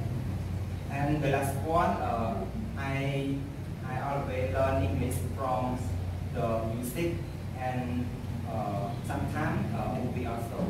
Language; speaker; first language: English; non-native, learner; Khmer